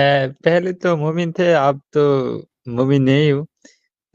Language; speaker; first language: Hindi; non-native, learner; Bangla